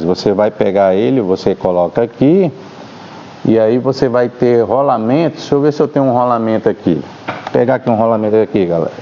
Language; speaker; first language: Portuguese; native; Portuguese